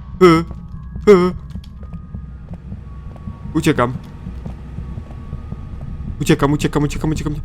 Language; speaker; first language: Polish; native; Polish